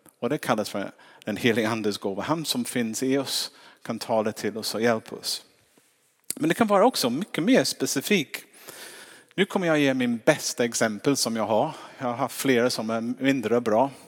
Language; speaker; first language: Swedish; non-native, fluent; English